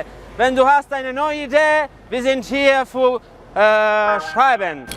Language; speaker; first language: German; non-native, learner; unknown